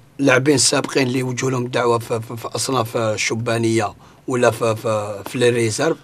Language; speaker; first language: Arabic; native; Arabic